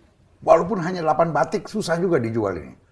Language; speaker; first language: Indonesian; native; Indonesian